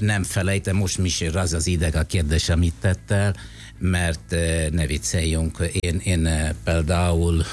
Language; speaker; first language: Hungarian; non-native, fluent; Italian